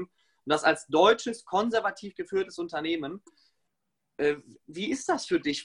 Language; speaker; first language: German; native; German